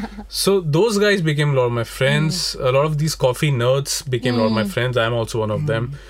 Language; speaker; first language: English; non-native, local second language; Hindi